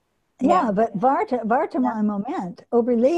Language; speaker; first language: German; non-native, learner; English